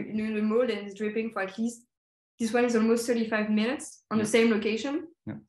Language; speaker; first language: English; non-native, fluent; French